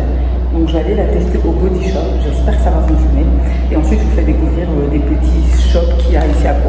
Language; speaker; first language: French; native; French